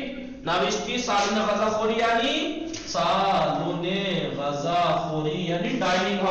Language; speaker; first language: Persian; non-native, fluent; Urdu